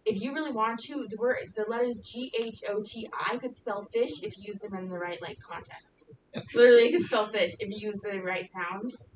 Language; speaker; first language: English; native; English